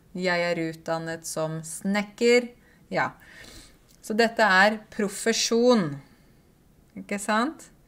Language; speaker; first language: Norwegian; native; Norwegian